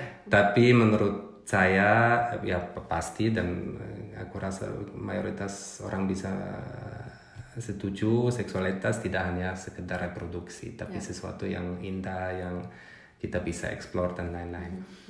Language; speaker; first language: Indonesian; non-native, fluent; German